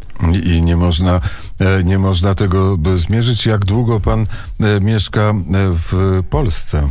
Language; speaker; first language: Polish; native; Polish